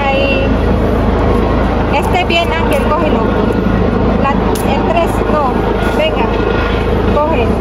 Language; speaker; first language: Spanish; non-native, learner; Filipino